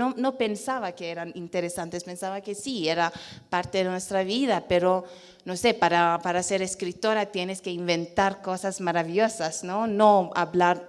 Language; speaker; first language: Spanish; non-native, fluent; Persian